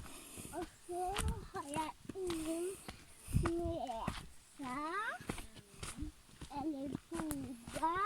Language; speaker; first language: Norwegian; early bilingual, other home language; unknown